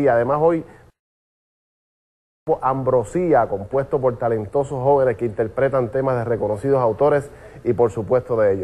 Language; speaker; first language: Spanish; native; Spanish